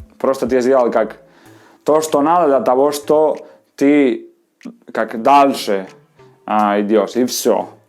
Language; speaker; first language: Russian; non-native, fluent; Spanish